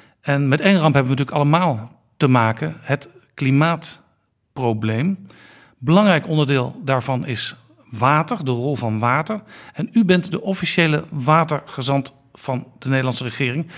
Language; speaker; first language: Dutch; native; Dutch